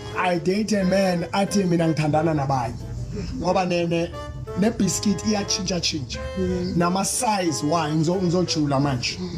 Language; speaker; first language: Zulu; non-native, local second language; Southern Sotho